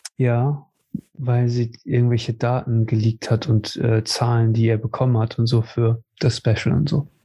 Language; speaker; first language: German; native; German